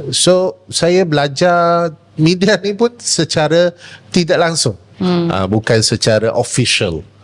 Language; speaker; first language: Malay; non-native, local second language; Chinese